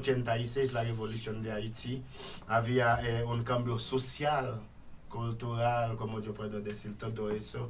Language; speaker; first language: Spanish; non-native, fluent; Haitian Creole